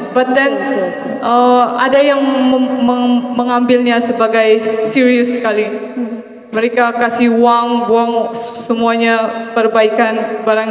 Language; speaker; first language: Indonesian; non-native, fluent; Maranao